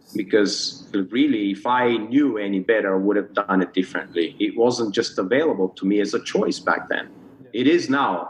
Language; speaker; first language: English; non-native, fluent; Bulgarian